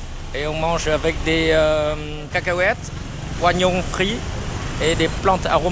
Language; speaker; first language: French; non-native, fluent; Vietnamese